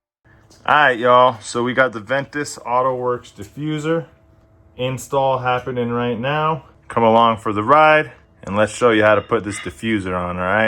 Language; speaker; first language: English; native; English